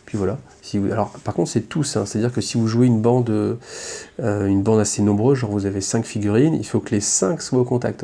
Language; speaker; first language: French; native; French